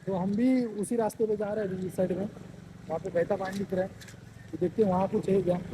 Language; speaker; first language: Hindi; non-native, local second language; Marathi